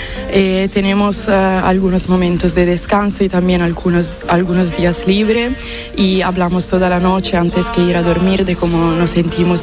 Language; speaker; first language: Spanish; non-native, fluent; Italian